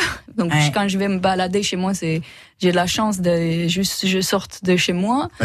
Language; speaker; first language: French; non-native, fluent; Romanian